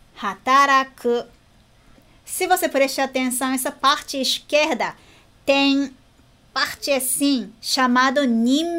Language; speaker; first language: Portuguese; non-native, fluent; Japanese